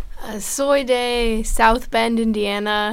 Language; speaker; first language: Spanish; non-native, learner; English